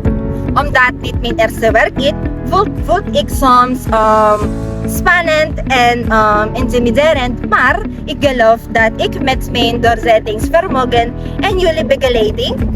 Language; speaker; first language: Dutch; non-native, learner; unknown